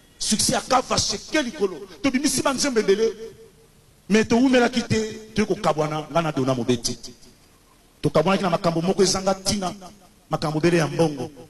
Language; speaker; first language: Lingala; native; Lingala